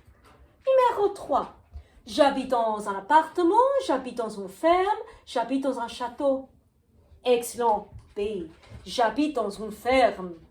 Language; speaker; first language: French; non-native, fluent; English